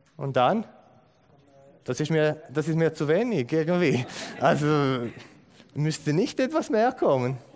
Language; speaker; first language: German; non-native, fluent; Romanian